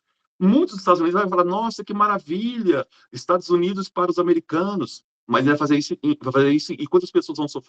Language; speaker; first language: Portuguese; native; Portuguese